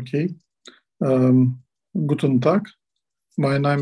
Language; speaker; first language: German; non-native, learner; Turkish